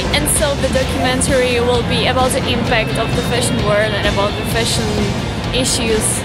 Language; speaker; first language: English; non-native, fluent; Czech